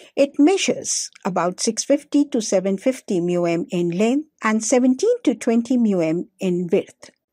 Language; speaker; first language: English; non-native, local second language; Hindi